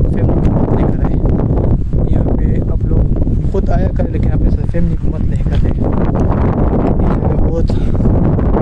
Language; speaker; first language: Urdu; non-native, local second language; Pashto